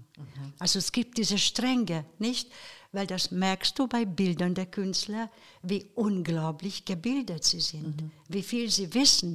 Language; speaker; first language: German; non-native, fluent; Hungarian